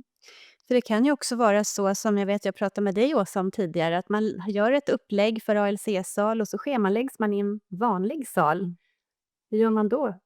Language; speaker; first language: Swedish; native; Swedish